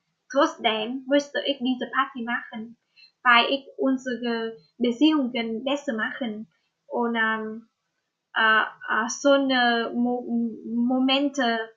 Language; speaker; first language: German; non-native, learner; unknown